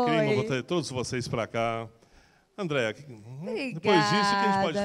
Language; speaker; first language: Portuguese; native; Portuguese